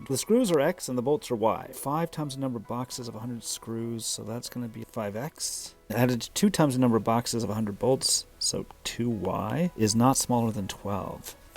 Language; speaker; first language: English; native; English